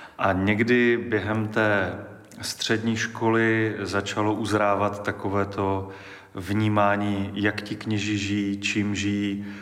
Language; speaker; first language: Czech; native; Czech